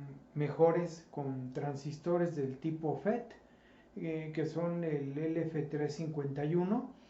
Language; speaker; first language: Spanish; native; Spanish